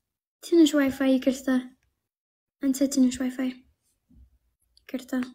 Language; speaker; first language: Amharic; non-native, learner; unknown